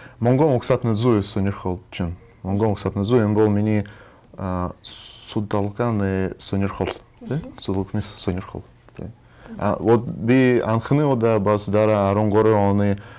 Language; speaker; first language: Mongolian; non-native, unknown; Russian